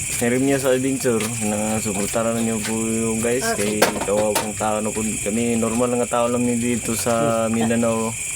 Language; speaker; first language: Filipino; non-native, local second language; Cebuano